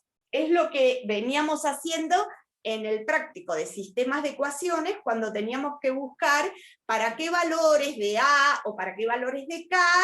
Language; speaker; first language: Spanish; native; Spanish